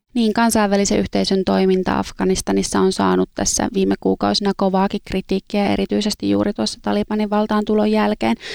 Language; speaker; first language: Finnish; native; Finnish